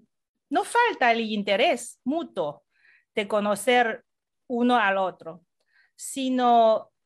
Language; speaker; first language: Spanish; non-native, fluent; Chinese